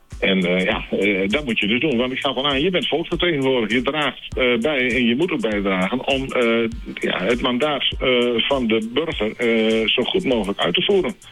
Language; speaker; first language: Dutch; native; Dutch